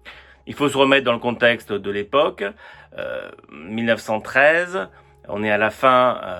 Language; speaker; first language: French; native; French